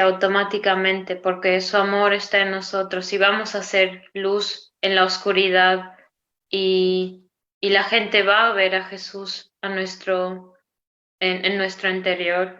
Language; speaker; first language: Spanish; non-native, learner; Romanian